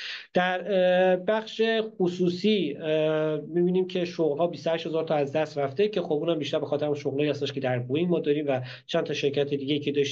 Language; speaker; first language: Persian; native; Persian